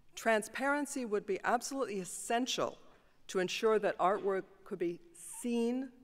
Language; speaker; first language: English; native; English